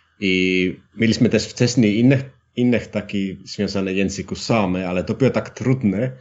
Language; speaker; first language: Polish; non-native, learner; Finnish